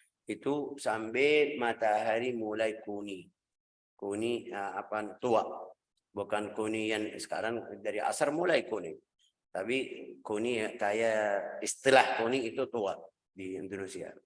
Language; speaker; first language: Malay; non-native, fluent; Arabic